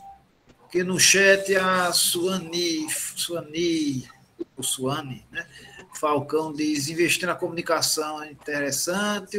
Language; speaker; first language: Portuguese; native; Portuguese